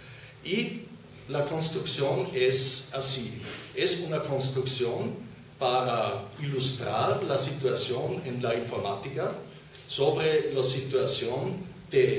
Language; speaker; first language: Spanish; non-native, fluent; German